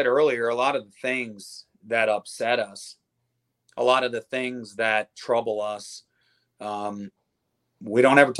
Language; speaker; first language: English; native; English